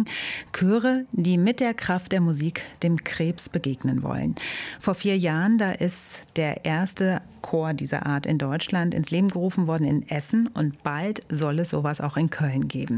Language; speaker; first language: German; native; German